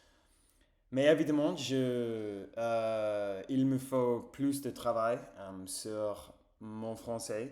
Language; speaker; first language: French; non-native, fluent; English